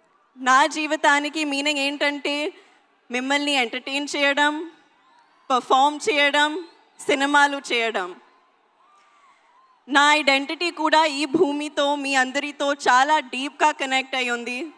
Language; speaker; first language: Telugu; non-native, local second language; Hindi